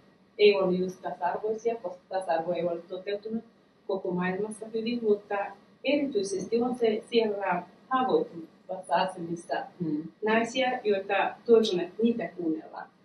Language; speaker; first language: Finnish; non-native, fluent; Persian